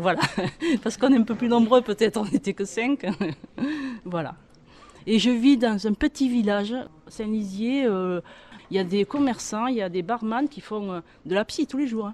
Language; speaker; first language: French; native; French